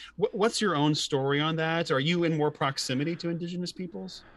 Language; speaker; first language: English; native; English